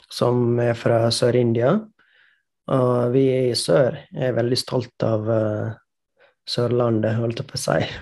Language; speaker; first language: Norwegian; non-native, fluent; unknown